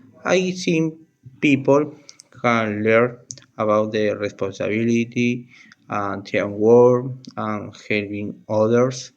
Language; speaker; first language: English; non-native, learner; Spanish